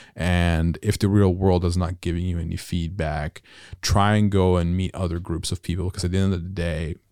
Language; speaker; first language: English; non-native, fluent; Italian